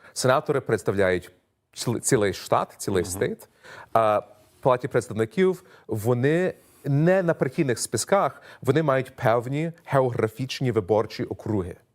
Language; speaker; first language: Ukrainian; early bilingual, heritage; Ukrainian